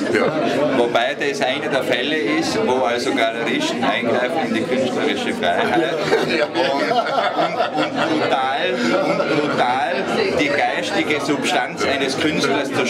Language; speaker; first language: German; native; German